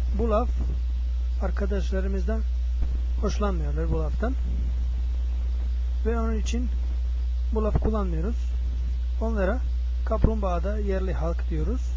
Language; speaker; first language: Turkish; non-native, learner; English